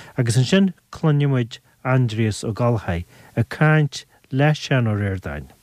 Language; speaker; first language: Irish; native; Irish